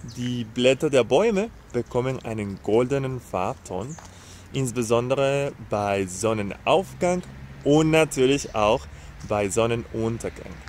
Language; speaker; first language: German; non-native, fluent; Spanish